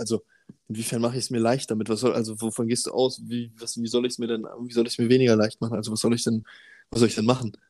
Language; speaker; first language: German; native; German